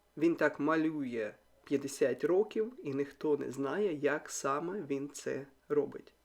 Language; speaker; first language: Ukrainian; non-native, local second language; Russian